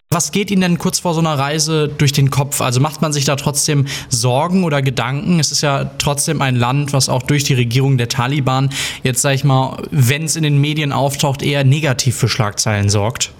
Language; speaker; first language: German; native; German